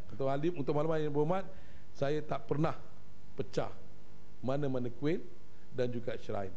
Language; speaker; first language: Malay; native; Malay